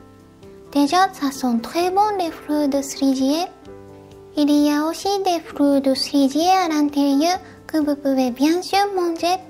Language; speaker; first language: French; non-native, fluent; Japanese